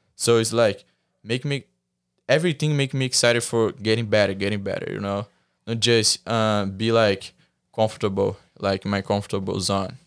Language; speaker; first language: English; non-native, learner; Portuguese